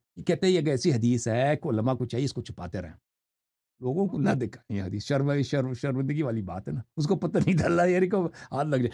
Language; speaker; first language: Urdu; non-native, fluent; Persian